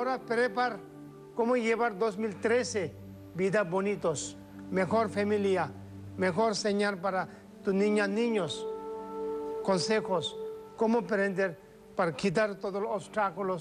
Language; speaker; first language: Spanish; non-native, learner; Tibetan